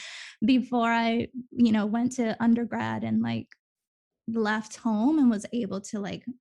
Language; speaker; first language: English; early bilingual, other home language; Spanish